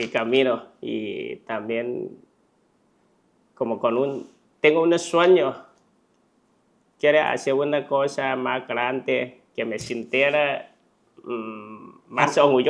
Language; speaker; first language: Spanish; non-native, learner; Chinese